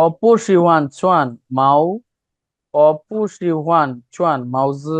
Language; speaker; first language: Chinese; non-native, fluent; Bangla